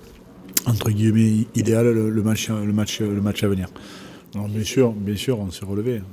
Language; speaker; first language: French; native; French